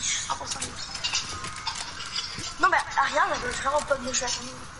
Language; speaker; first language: French; native; French